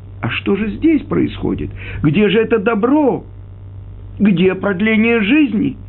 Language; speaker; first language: Russian; native; Russian